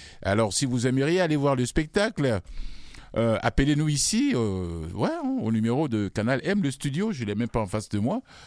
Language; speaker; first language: French; non-native, local second language; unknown